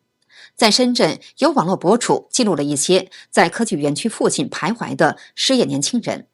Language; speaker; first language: Chinese; native; Chinese